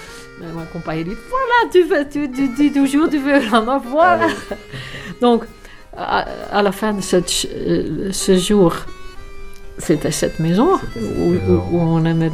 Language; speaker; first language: French; non-native, fluent; Dutch